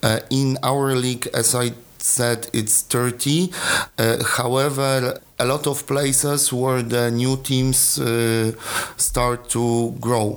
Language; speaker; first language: English; non-native, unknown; Polish